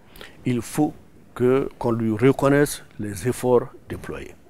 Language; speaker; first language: French; non-native, local second language; Susu